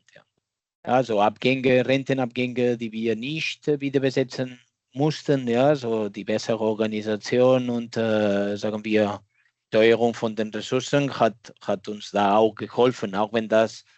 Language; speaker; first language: German; non-native, fluent; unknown